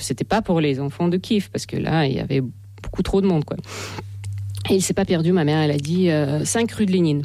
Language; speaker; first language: French; non-native, fluent; Russian